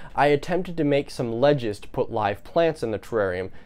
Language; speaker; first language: English; native; English